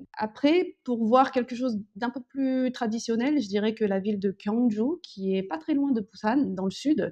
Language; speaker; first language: French; early bilingual, other home language; Korean